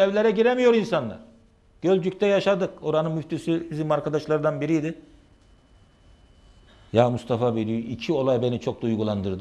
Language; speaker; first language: Turkish; native; Turkish